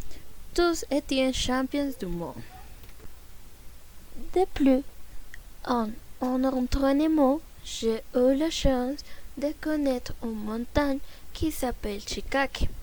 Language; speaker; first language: French; non-native, learner; Spanish